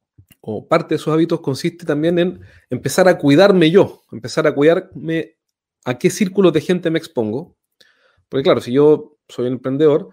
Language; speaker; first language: Spanish; native; Spanish